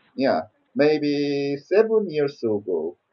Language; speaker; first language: English; non-native, learner; Korean